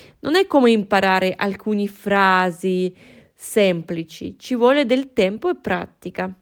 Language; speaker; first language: Italian; non-native, fluent; Russian